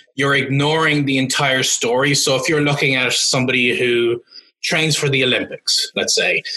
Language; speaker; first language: English; native; English